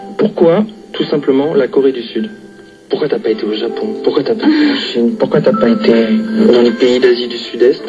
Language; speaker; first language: French; native; French